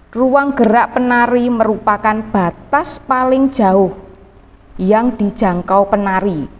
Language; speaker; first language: Malay; native; Malay